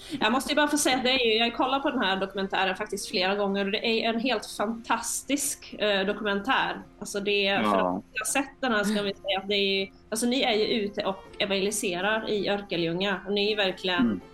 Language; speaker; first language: Swedish; native; Swedish